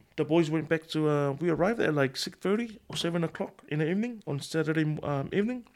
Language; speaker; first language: English; non-native, fluent; Samoan